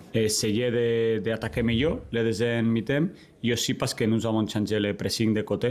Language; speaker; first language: French; non-native, learner; Spanish